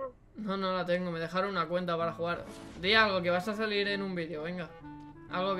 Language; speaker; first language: Spanish; native; Spanish